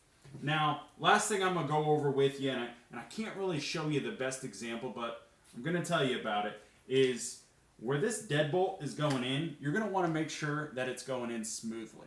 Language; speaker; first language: English; native; English